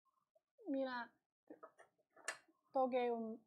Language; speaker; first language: Spanish; non-native, learner; Chinese